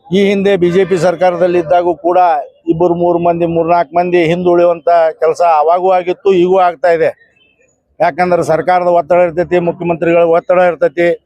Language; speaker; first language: Kannada; native; Kannada